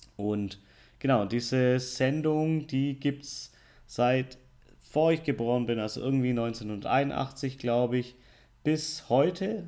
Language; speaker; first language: German; native; German